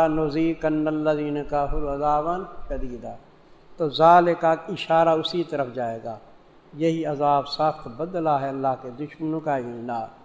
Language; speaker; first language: Urdu; non-native, local second language; Punjabi